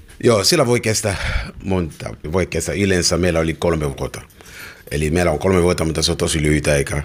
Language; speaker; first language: Finnish; non-native, learner; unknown